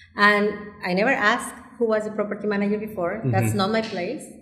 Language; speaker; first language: English; non-native, fluent; Spanish